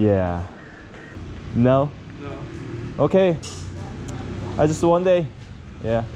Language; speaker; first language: English; non-native, learner; Korean